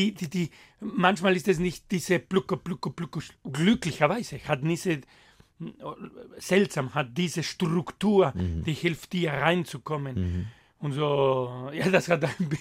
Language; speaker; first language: German; non-native, fluent; Spanish